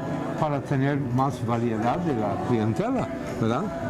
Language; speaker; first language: Spanish; non-native, fluent; English